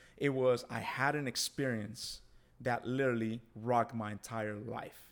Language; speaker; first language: English; early bilingual, other home language; Spanish